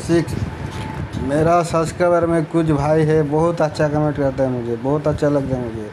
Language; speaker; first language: Hindi; non-native, local second language; Bangla